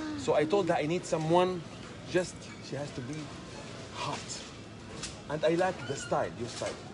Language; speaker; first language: English; non-native, learner; Arabic